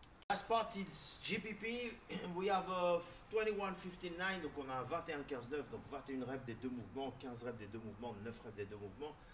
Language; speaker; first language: French; native; French